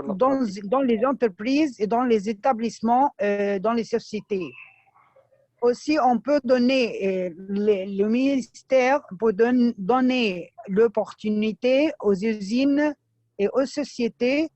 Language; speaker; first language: French; non-native, fluent; Arabic